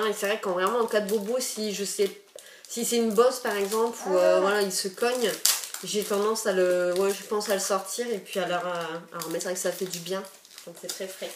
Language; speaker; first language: French; native; French